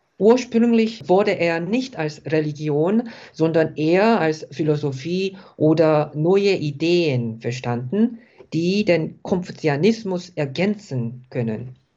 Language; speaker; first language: German; non-native, fluent; Korean